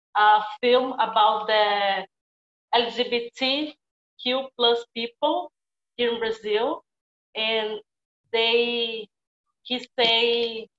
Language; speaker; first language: English; non-native, fluent; Portuguese